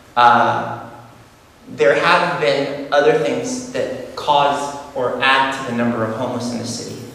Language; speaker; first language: English; native; English